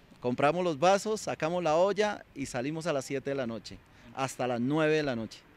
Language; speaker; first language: Spanish; native; Spanish